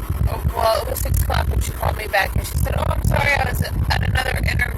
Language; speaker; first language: English; native; English